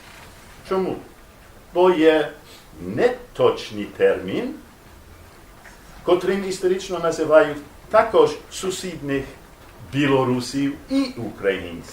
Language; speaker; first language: Ukrainian; non-native, learner; English